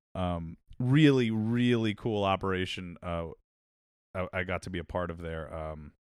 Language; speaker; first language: English; native; English